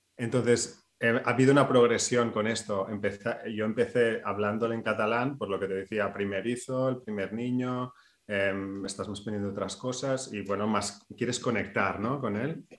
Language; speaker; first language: Spanish; non-native, local second language; Catalan